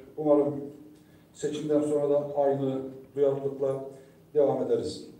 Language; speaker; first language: Turkish; non-native, local second language; Adyghe